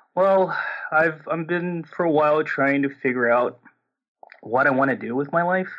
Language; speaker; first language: English; non-native, fluent; Portuguese